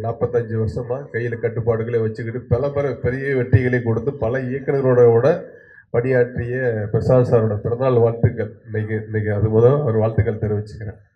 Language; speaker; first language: Tamil; native; Tamil